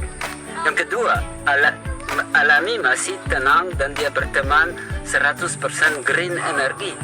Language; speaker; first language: Indonesian; non-native, learner; French